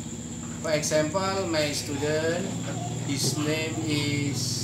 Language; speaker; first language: English; non-native, fluent; Indonesian